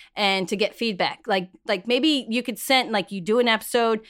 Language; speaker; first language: English; early bilingual, other home language; Spanish